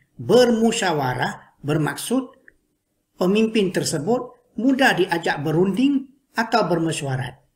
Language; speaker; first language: Malay; non-native, local second language; Chinese